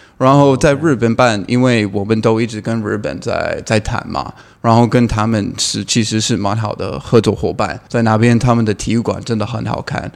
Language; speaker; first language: Chinese; non-native, fluent; English